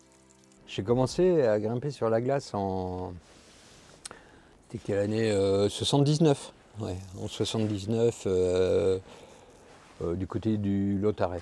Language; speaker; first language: French; native; French